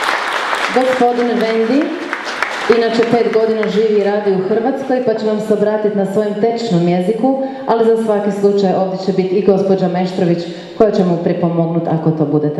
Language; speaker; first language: Croatian; native; Croatian